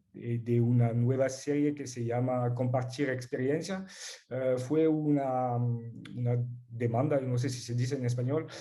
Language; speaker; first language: Spanish; non-native, fluent; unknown